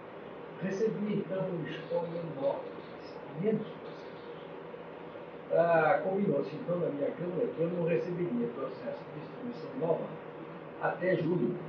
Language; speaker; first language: Portuguese; native; Portuguese